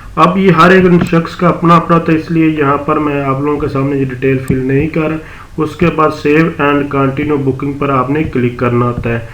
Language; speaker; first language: Urdu; non-native, local second language; Punjabi